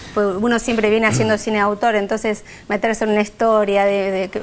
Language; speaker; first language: Spanish; native; Spanish